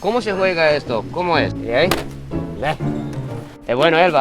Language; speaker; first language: Spanish; non-native, fluent; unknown